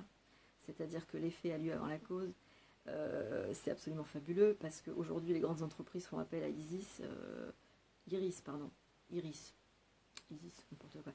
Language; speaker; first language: French; native; French